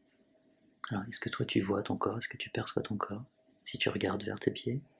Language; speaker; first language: French; native; French